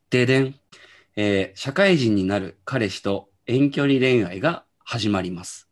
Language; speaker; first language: Japanese; native; Japanese